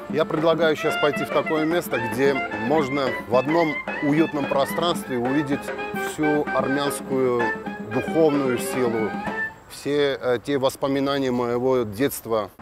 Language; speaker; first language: Russian; non-native, fluent; Armenian